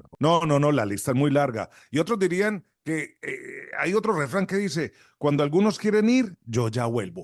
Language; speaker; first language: Spanish; native; Spanish